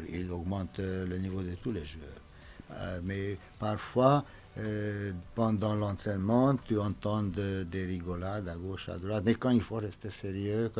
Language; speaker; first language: French; non-native, fluent; Romanian